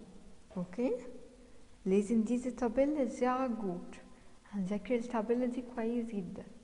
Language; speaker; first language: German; non-native, fluent; Arabic